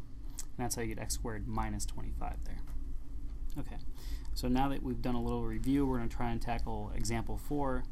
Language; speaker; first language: English; native; English